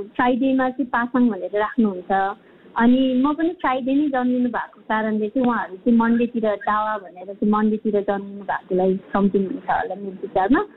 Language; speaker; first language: Nepali; non-native, local second language; Sherpa